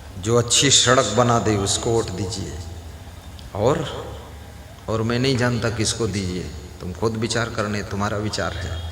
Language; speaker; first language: Hindi; native; Hindi